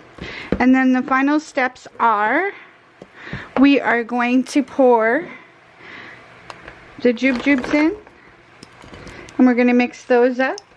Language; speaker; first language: English; native; English